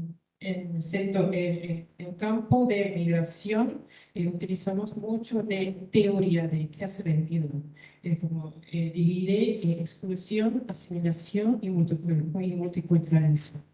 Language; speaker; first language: Spanish; non-native, learner; Korean